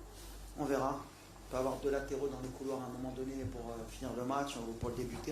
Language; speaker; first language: French; native; French